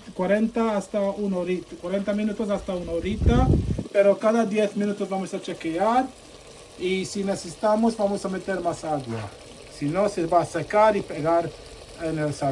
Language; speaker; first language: Spanish; non-native, fluent; Sylheti